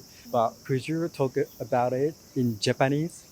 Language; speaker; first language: English; non-native, fluent; Japanese